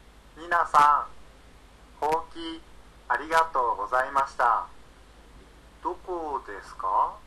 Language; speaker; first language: Japanese; non-native, learner; Indonesian